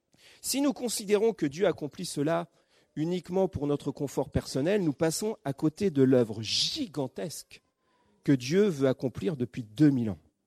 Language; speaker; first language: French; native; French